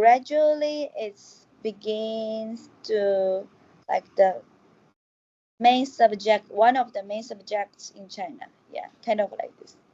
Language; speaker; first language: English; non-native, learner; Chinese